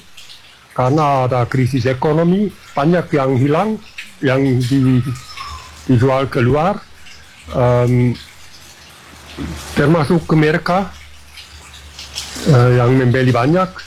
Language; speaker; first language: Indonesian; non-native, fluent; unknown